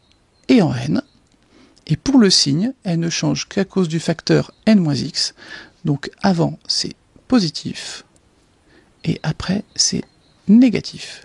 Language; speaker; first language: French; native; French